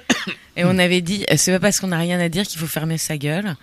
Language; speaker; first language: French; native; French